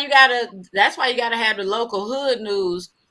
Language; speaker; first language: English; native; English